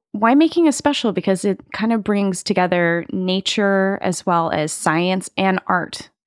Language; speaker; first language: English; native; English